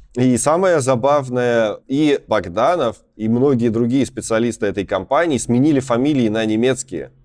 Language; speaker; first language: Russian; native; Russian